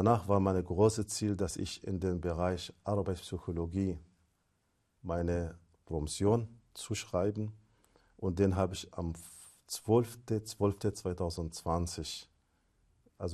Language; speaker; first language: German; non-native, fluent; Arabic